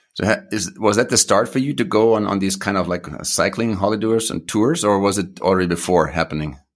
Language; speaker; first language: English; non-native, fluent; German